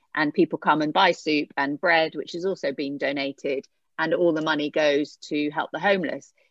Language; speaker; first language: English; native; English